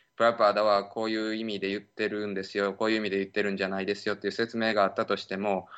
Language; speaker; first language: Japanese; native; Japanese